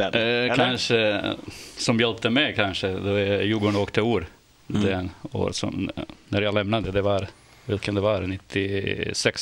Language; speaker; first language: Swedish; non-native, fluent; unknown